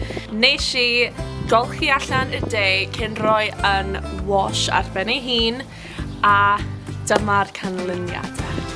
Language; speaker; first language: Welsh; non-native, local second language; English